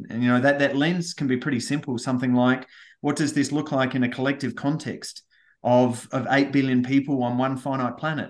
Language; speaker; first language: English; native; English